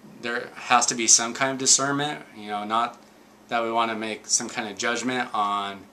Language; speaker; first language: English; native; English